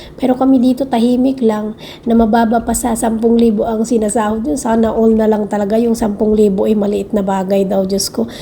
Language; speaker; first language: Filipino; non-native, local second language; Iloko